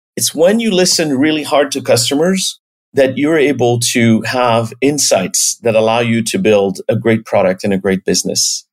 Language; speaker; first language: English; non-native, fluent; French